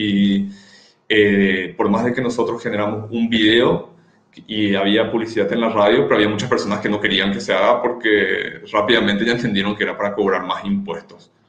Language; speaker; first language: Spanish; native; Spanish